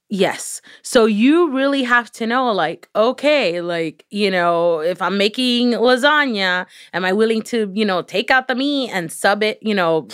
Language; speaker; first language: English; early bilingual, other home language; Spanish